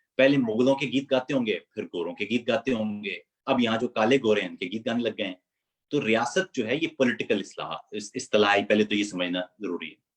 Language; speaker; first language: Urdu; non-native, local second language; Punjabi